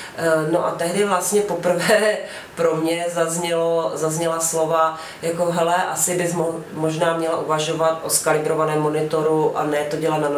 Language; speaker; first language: Czech; native; Czech